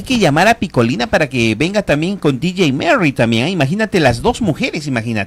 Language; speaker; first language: Spanish; native; Spanish